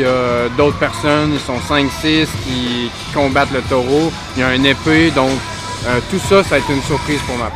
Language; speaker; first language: French; native; French